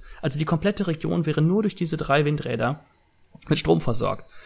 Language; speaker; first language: German; native; German